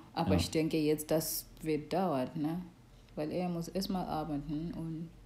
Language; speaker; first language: German; non-native, learner; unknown